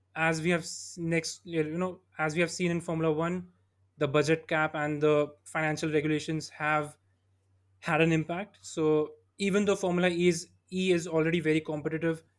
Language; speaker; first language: English; non-native, local second language; Hindi